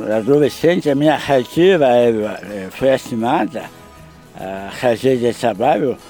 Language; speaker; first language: Portuguese; native; Portuguese